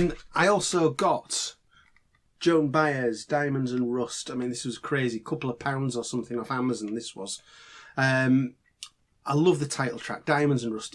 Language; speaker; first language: English; native; English